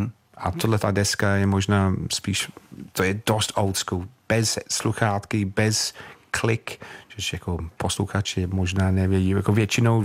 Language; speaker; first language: Czech; non-native, learner; English